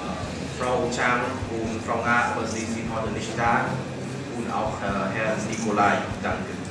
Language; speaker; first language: German; non-native, learner; Vietnamese